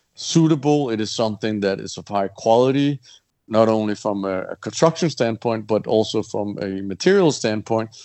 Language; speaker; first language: English; non-native, fluent; Danish